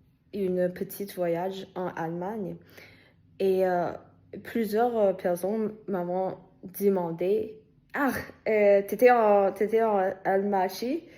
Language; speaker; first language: French; non-native, fluent; Chinese